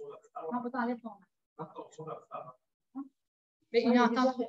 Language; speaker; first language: French; native; French